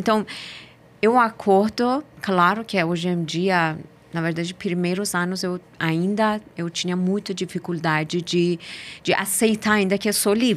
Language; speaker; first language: Portuguese; non-native, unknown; Persian